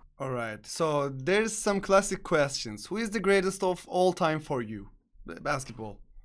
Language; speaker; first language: English; non-native, fluent; Turkish